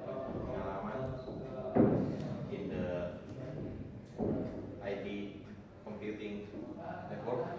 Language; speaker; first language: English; non-native, learner; Indonesian